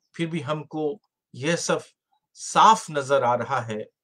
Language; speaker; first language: Hindi; native; Hindi